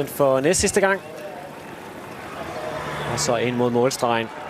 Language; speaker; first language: Danish; native; Danish